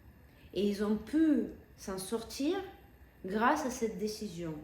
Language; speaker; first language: French; non-native, fluent; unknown